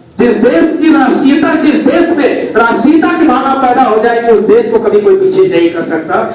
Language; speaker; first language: Hindi; native; Hindi